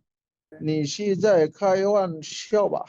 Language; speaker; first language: Chinese; non-native, learner; Bangla